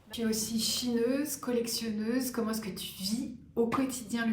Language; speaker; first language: French; native; French